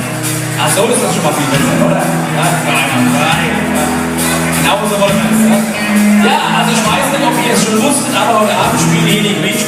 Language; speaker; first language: German; native; German